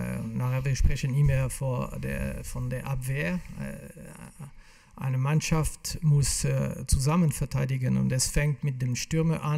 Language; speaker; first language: German; non-native, local second language; French